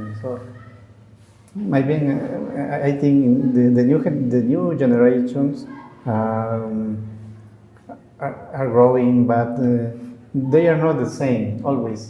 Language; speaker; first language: English; non-native, learner; Spanish